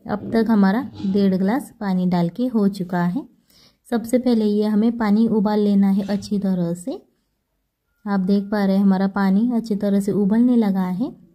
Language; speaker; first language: Hindi; non-native, local second language; Marathi